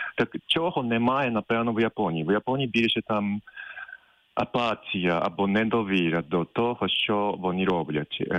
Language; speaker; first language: Ukrainian; non-native, fluent; Japanese